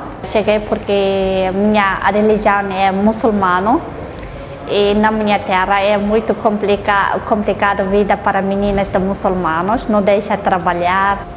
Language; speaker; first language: Portuguese; non-native, learner; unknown